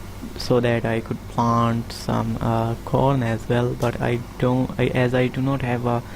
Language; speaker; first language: English; non-native, fluent; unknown